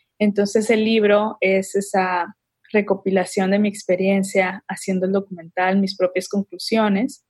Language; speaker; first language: Spanish; native; Spanish